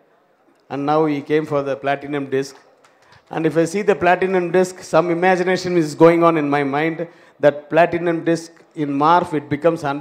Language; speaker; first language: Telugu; non-native, fluent; Tamil